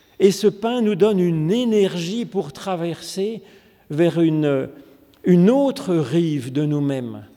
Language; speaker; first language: French; native; French